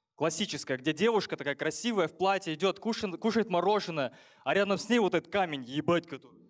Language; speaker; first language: Russian; native; Russian